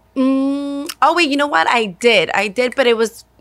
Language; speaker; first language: English; early bilingual, other home language; Spanish